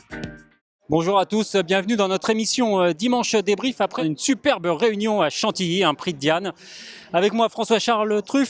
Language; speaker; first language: French; native; French